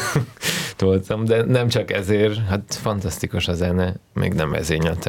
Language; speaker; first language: Hungarian; early bilingual, heritage; Hungarian